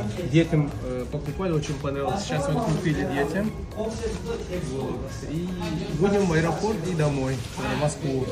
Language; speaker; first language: Russian; native; Russian